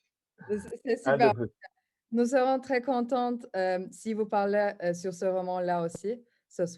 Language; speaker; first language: French; non-native, fluent; Turkish